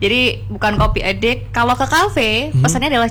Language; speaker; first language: Indonesian; native; Indonesian